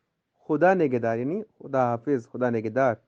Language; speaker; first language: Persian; non-native, fluent; Urdu